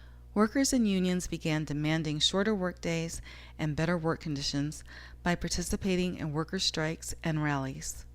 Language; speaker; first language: English; native; English